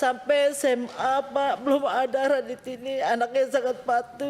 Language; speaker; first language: Indonesian; non-native, local second language; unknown